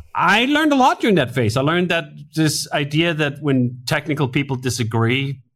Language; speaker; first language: English; non-native, fluent; Danish